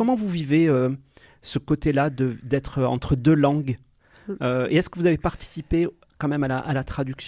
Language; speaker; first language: French; native; French